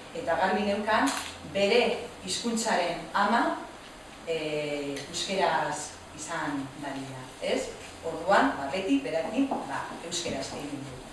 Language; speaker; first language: Basque; non-native, local second language; Spanish